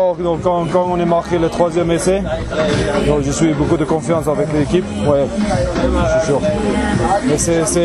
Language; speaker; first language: French; non-native, learner; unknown